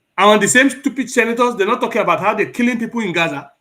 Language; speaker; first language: English; non-native, local second language; Yoruba